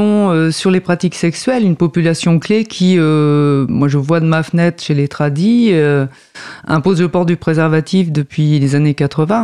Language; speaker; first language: French; native; French